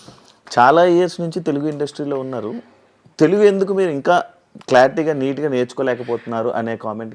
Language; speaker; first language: Telugu; native; Telugu